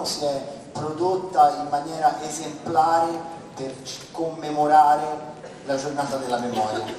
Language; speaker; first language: Italian; native; Italian